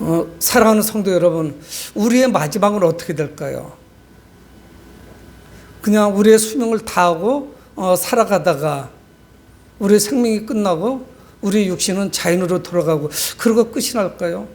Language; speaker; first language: Korean; native; Korean